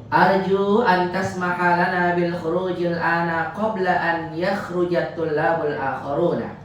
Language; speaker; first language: Arabic; non-native, fluent; Indonesian